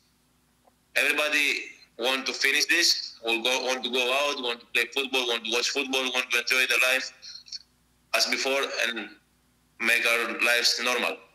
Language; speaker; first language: English; non-native, fluent; Greek